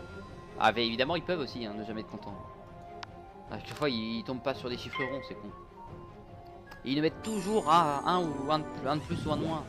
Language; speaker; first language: French; native; French